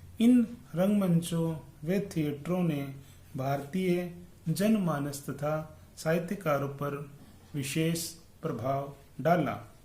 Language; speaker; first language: Hindi; native; Hindi